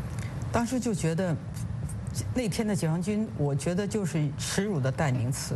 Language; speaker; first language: Chinese; native; Chinese